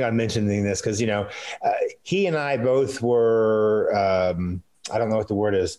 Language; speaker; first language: English; native; English